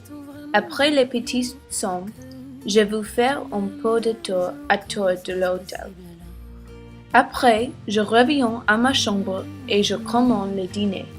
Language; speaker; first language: French; non-native, learner; English